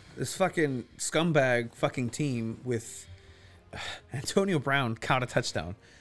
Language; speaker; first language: English; early bilingual, other home language; Spanish